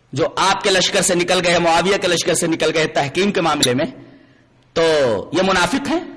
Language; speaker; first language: Urdu; native; Urdu